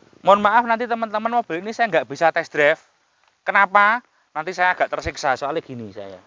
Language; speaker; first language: Indonesian; native; Indonesian